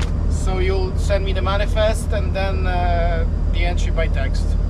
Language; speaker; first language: English; non-native, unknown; Polish